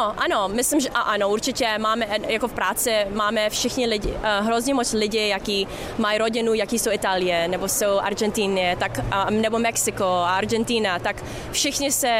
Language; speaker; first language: Czech; early bilingual, heritage; English